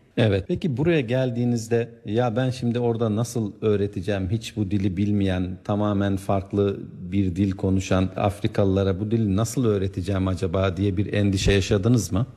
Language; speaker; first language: Turkish; native; Turkish